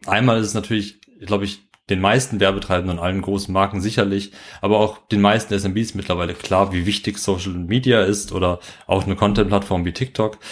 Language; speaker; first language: German; native; German